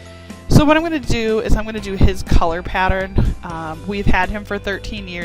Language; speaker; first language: English; native; English